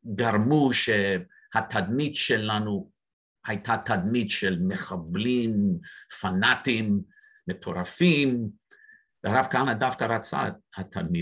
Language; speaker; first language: Hebrew; non-native, fluent; English